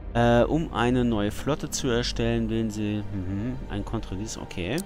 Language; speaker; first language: German; native; German